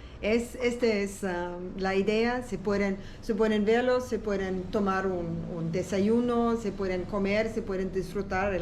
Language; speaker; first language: Spanish; non-native, learner; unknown